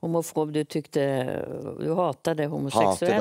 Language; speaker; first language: Swedish; native; Swedish